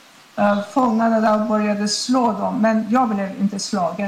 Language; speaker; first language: Swedish; non-native, fluent; Persian